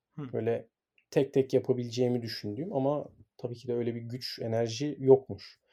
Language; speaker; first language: Turkish; native; Turkish